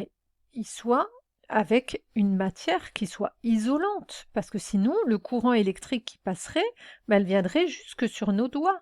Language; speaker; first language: French; native; French